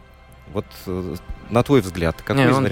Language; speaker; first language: Russian; native; Russian